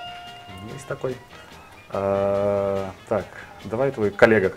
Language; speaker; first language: Russian; non-native, learner; Serbian